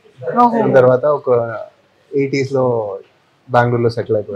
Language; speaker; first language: Telugu; non-native, fluent; Tamil